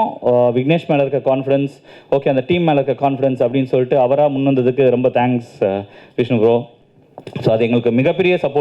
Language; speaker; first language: Tamil; native; Tamil